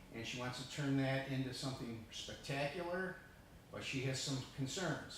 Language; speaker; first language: English; early bilingual, other home language; Italian